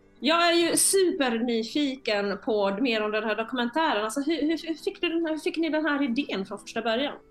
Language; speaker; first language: Swedish; native; Swedish